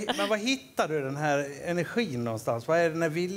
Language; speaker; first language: Swedish; native; Swedish